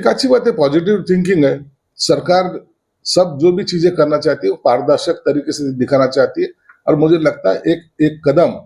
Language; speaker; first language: Hindi; non-native, local second language; Marathi